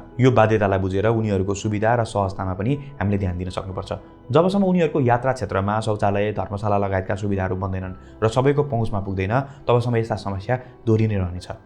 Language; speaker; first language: Nepali; native; Nepali